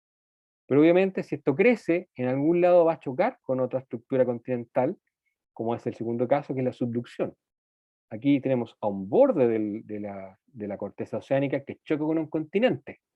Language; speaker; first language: Spanish; native; Spanish